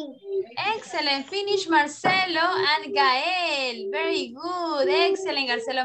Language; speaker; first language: English; non-native, learner; Spanish